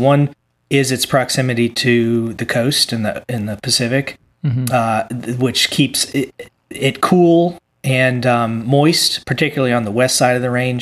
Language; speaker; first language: English; native; English